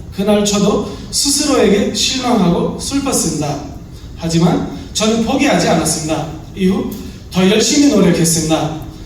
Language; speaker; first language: Korean; non-native, fluent; Nepali